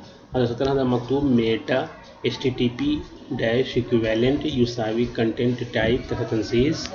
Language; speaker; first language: Arabic; non-native, learner; Urdu